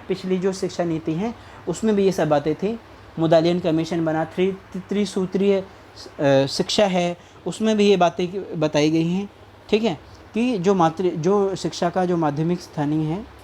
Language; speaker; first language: Hindi; native; Hindi